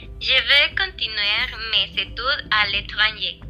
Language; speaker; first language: French; non-native, learner; Spanish